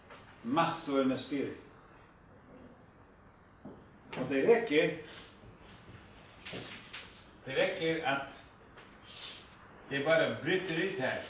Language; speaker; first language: Swedish; non-native, fluent; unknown